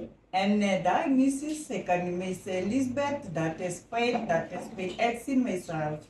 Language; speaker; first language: Afrikaans; non-native, local second language; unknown